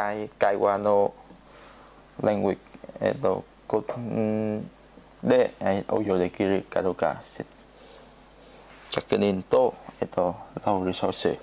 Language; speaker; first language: Japanese; non-native, learner; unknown